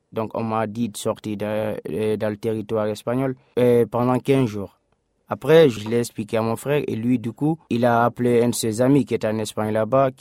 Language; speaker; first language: French; non-native, local second language; Fula